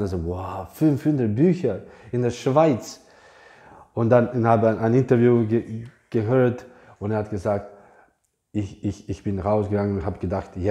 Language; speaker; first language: German; non-native, fluent; English